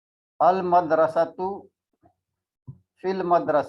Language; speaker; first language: Arabic; non-native, learner; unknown